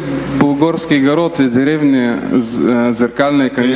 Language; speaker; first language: Russian; non-native, learner; Bulgarian